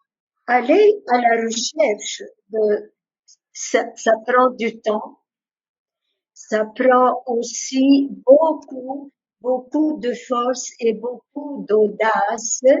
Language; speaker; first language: French; non-native, local second language; Arabic